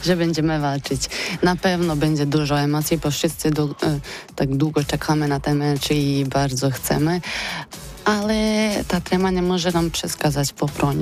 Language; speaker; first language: Polish; non-native, fluent; Serbian